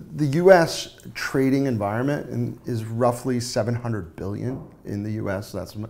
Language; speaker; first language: English; native; English